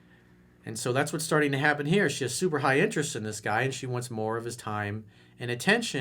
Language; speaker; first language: English; native; English